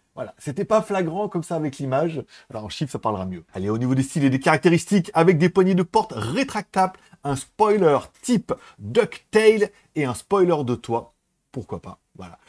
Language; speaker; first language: French; native; French